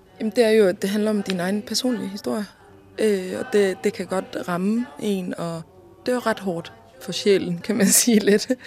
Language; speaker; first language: Danish; early bilingual, other home language; Somali